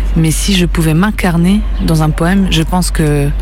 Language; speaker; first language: French; early bilingual, other home language; Serbian